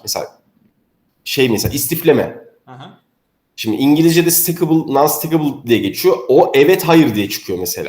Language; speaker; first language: Turkish; native; Turkish